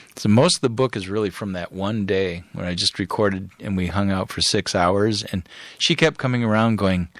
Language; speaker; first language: English; native; English